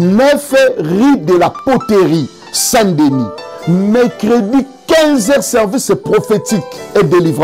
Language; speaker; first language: French; non-native, local second language; Lingala